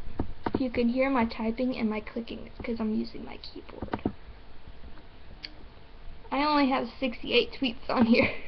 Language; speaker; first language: English; native; English